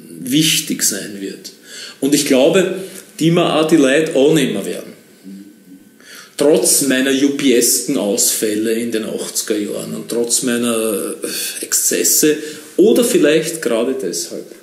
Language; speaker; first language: German; native; German